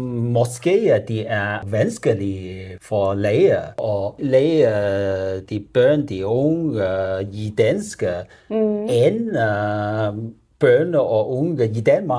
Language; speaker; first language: Danish; non-native, learner; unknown